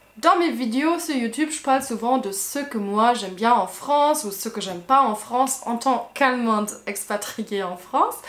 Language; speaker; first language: French; non-native, fluent; German